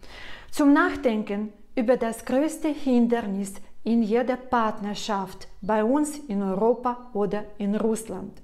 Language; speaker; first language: German; non-native, fluent; Russian